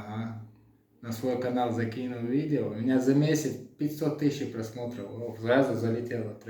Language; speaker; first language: Russian; native; Russian